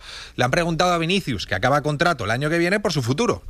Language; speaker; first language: Spanish; native; Spanish